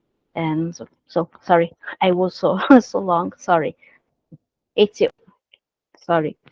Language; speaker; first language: English; non-native, learner; Italian